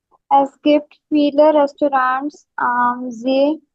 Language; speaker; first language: German; non-native, learner; Hindi